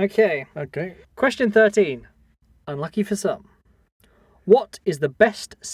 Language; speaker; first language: English; native; English